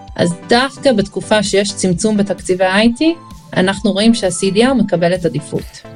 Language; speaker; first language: Hebrew; non-native, fluent; English